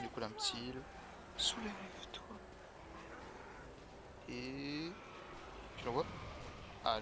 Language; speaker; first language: French; native; French